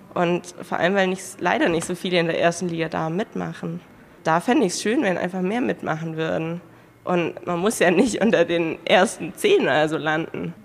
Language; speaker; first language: German; native; German